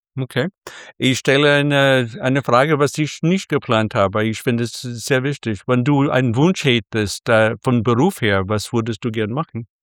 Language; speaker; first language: German; non-native, fluent; English